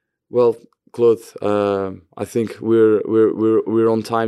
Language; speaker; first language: English; non-native, fluent; Portuguese